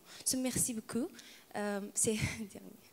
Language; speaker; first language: French; non-native, learner; Arabic